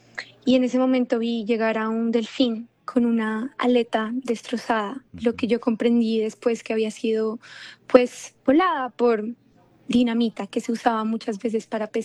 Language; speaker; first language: Spanish; native; Spanish